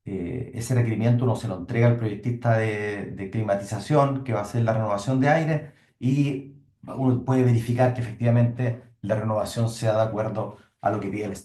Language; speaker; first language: Spanish; native; Spanish